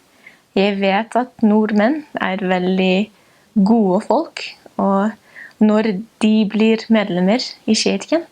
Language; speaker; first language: Norwegian; non-native, fluent; English